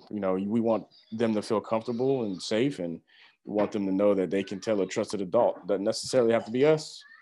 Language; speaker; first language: English; native; English